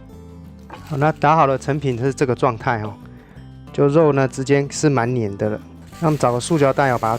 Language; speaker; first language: Chinese; native; Chinese